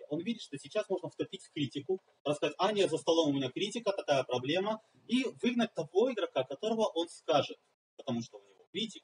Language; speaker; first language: Russian; native; Russian